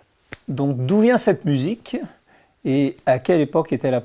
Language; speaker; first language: French; native; French